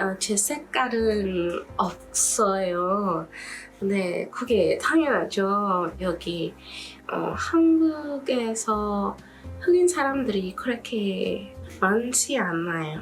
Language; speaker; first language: Korean; non-native, learner; English